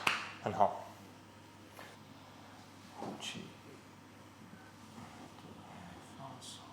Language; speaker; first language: Chinese; non-native, learner; English